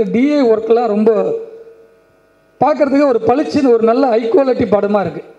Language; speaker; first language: Tamil; native; Tamil